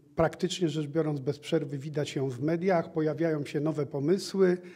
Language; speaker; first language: Polish; native; Polish